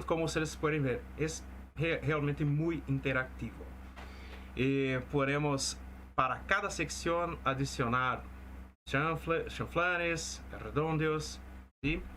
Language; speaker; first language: Spanish; non-native, fluent; Portuguese